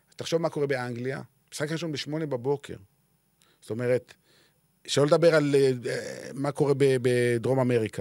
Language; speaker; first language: Hebrew; native; Hebrew